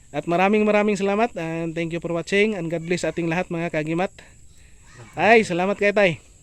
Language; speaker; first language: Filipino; non-native, local second language; Cebuano